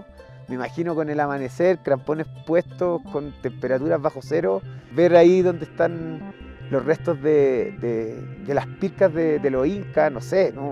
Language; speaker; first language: Spanish; native; Spanish